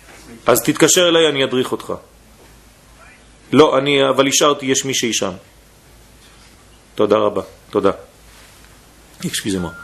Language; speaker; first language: Hebrew; non-native, fluent; French